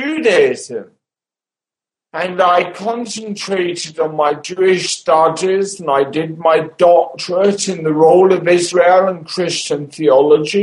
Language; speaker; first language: English; native; English